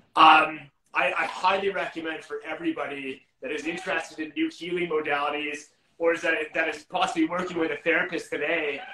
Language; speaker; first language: English; native; English